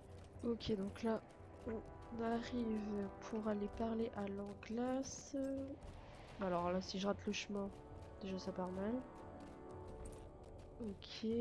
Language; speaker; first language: French; native; French